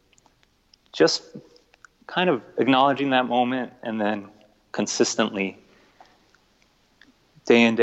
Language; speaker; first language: English; native; English